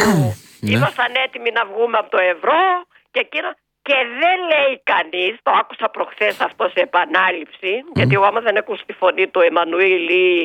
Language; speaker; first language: Greek; native; Greek